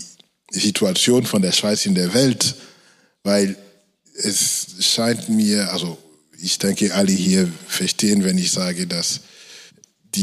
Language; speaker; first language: German; non-native, fluent; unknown